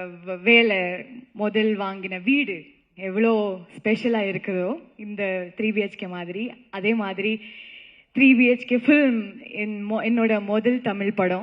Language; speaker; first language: Tamil; non-native, learner; Kannada